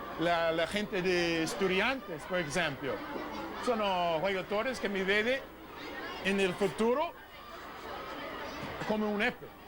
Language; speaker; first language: Spanish; non-native, learner; English